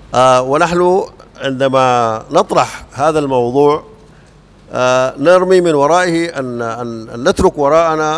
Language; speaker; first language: Arabic; native; Arabic